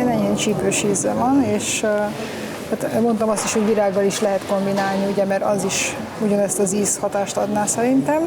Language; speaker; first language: Hungarian; native; Hungarian